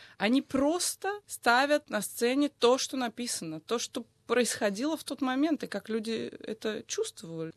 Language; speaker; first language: Russian; native; Russian